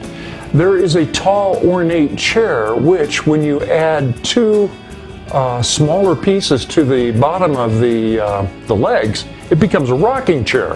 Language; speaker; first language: English; native; English